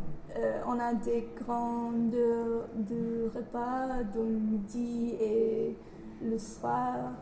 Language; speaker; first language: French; non-native, learner; English